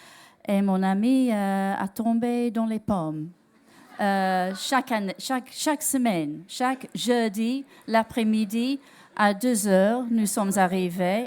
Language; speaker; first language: French; non-native, learner; English